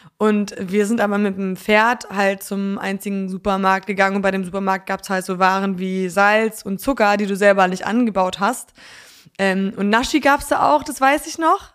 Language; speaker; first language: German; early bilingual, other home language; Polish